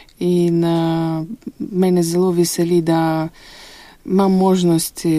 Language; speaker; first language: Slovenian; non-native, fluent; Russian